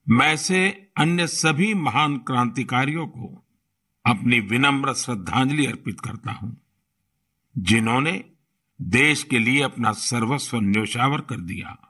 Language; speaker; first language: Hindi; non-native, local second language; Gujarati